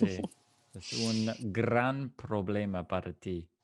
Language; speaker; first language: Spanish; non-native, fluent; English